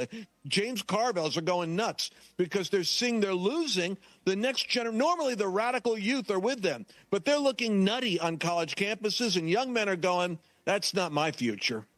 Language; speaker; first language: English; native; English